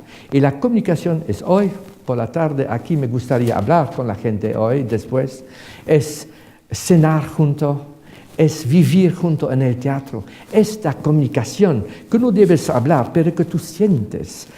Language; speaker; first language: Spanish; non-native, fluent; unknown